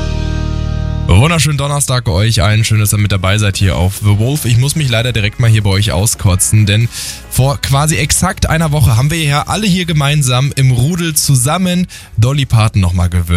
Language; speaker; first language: German; native; German